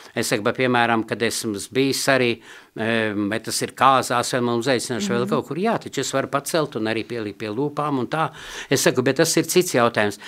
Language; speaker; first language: Latvian; non-native, local second language; Russian